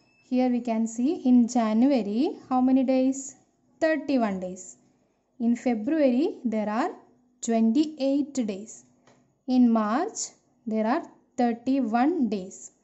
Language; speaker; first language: English; non-native, local second language; Malayalam